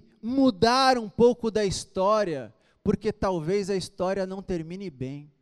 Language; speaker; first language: Portuguese; native; Portuguese